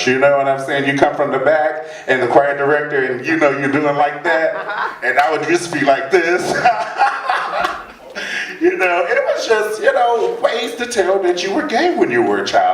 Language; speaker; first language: English; native; English